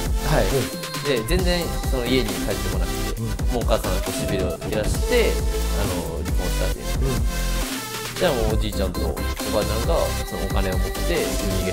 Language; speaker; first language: Japanese; native; Japanese